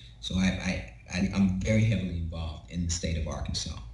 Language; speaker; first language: English; native; English